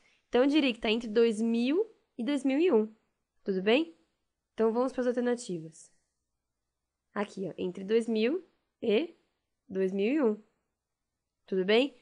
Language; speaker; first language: Portuguese; native; Portuguese